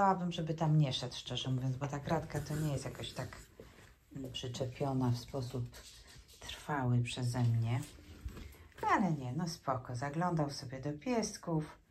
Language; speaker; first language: Polish; native; Polish